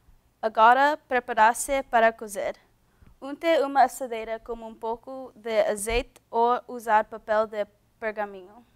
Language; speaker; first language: Portuguese; non-native, learner; English